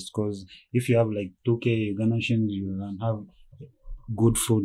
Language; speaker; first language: English; non-native, local second language; Ganda